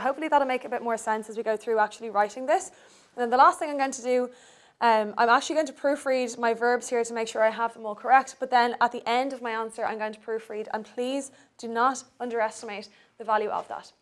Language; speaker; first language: English; native; English